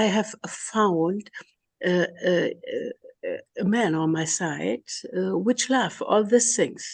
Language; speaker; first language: English; non-native, learner; German